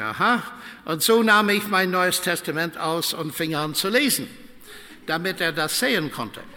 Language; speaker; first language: German; non-native, fluent; English